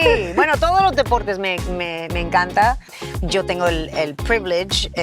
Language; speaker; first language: Spanish; non-native, fluent; English